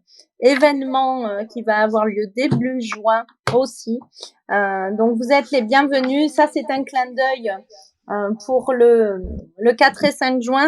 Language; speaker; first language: French; native; French